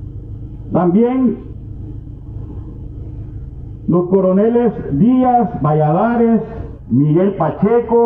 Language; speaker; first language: Spanish; native; Spanish